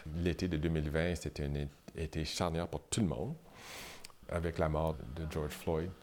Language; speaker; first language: French; non-native, local second language; English